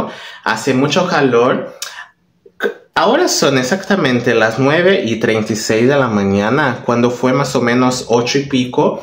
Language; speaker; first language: Spanish; non-native, fluent; Portuguese